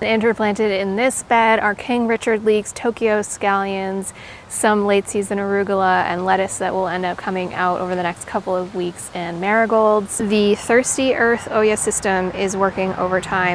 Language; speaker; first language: English; native; English